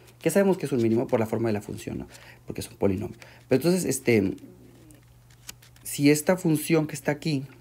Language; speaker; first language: Spanish; native; Spanish